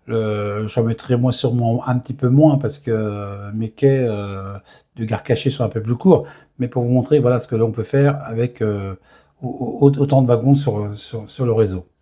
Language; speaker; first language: French; native; French